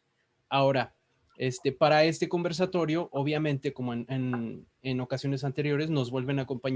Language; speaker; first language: Spanish; native; Spanish